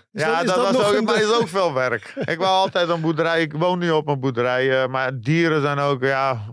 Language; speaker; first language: Dutch; early bilingual, other home language; Persian